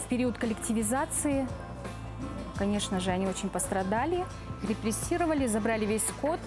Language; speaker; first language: Russian; native; Russian